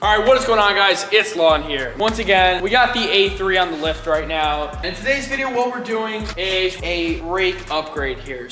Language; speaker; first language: English; native; English